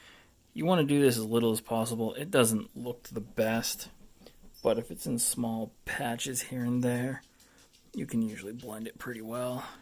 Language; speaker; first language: English; native; English